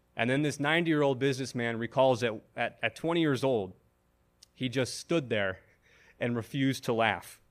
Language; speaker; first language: English; native; English